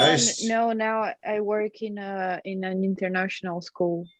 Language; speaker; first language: English; non-native, fluent; French